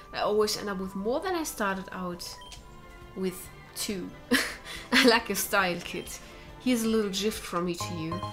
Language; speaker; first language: English; non-native, fluent; German